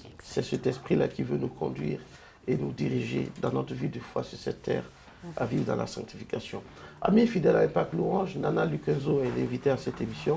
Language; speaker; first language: French; non-native, local second language; Lingala